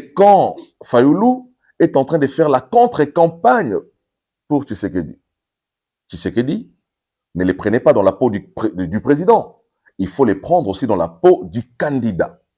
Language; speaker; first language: French; non-native, local second language; Lingala